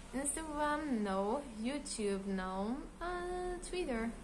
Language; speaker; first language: English; non-native, learner; Hebrew